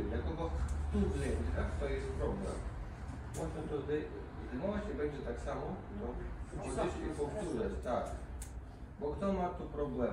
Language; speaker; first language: Polish; non-native, fluent; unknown